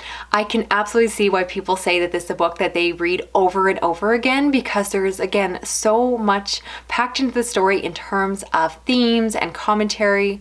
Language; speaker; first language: English; native; English